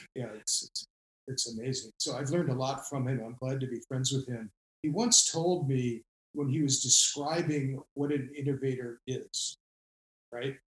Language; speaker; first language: English; native; English